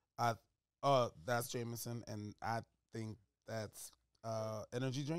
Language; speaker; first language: English; early bilingual, other home language; French